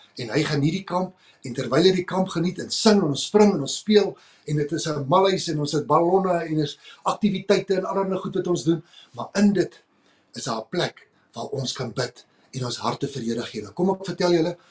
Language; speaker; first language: Afrikaans; native; Afrikaans